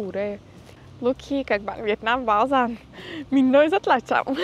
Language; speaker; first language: Vietnamese; non-native, fluent; Russian